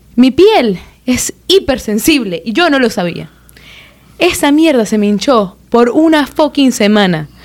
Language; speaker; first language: Spanish; native; Spanish